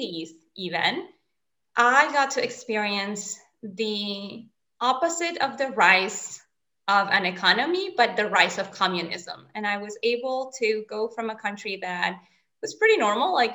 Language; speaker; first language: English; non-native, fluent; Spanish